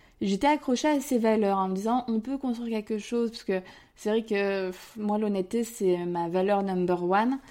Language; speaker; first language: French; native; French